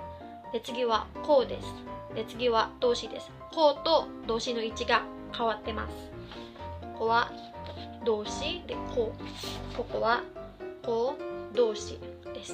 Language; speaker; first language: Japanese; non-native, fluent; Cebuano